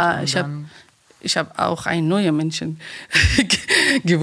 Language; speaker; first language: German; non-native, learner; Persian